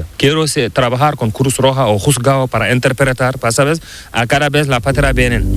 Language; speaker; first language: Spanish; non-native, learner; Fula